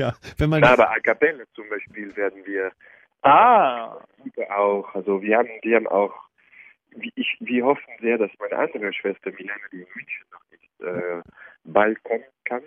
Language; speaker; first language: German; non-native, fluent; French